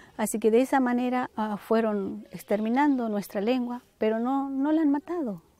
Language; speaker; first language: Spanish; native; Spanish